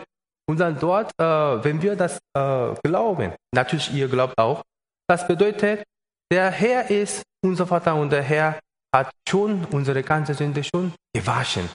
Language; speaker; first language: German; non-native, learner; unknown